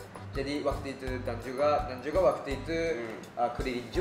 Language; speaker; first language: Indonesian; non-native, fluent; Japanese